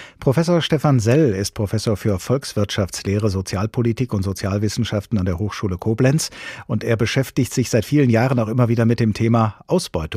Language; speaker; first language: German; native; German